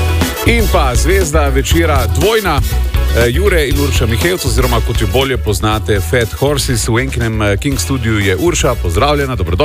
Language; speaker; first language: Slovenian; native; Slovenian